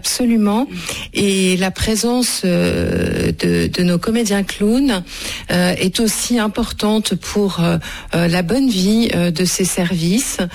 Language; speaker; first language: French; native; French